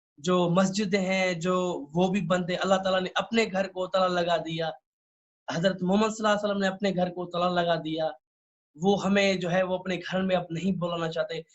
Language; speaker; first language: Urdu; non-native, local second language; Sindhi